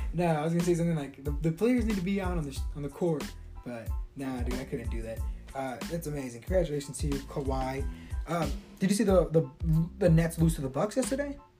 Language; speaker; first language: English; early bilingual, other home language; Spanish